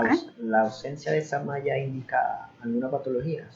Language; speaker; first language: Spanish; native; Spanish